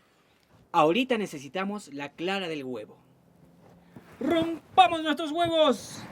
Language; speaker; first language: Spanish; native; Spanish